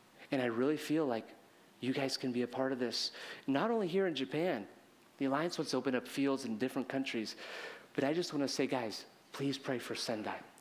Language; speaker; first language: English; early bilingual, heritage; English